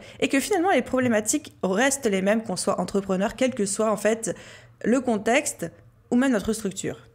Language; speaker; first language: French; native; French